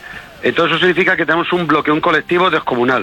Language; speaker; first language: Spanish; native; Spanish